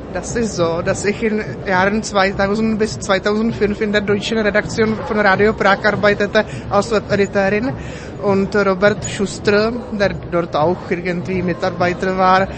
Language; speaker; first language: German; non-native, fluent; Czech